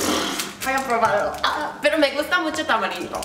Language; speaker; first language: Spanish; non-native, learner; Korean